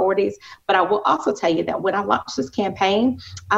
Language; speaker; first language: English; native; English